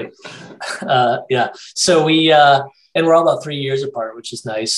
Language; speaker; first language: English; native; English